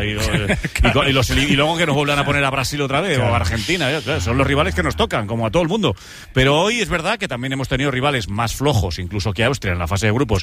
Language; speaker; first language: Spanish; native; Spanish